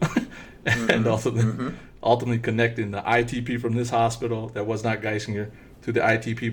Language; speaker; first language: English; native; English